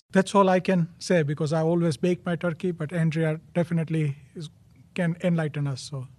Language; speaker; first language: English; non-native, local second language; Gujarati